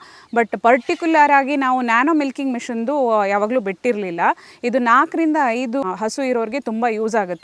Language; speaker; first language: Kannada; native; Kannada